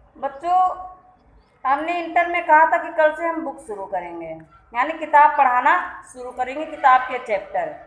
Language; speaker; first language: Hindi; native; Hindi